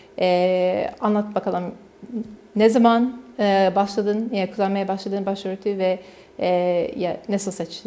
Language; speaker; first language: Turkish; non-native, learner; English